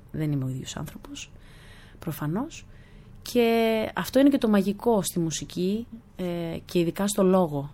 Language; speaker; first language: Greek; early bilingual, other home language; German